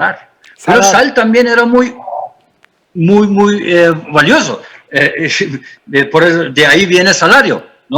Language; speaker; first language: Spanish; non-native, fluent; Turkish